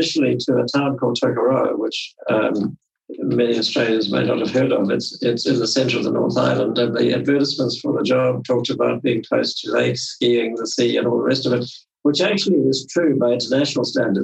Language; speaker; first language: English; native; English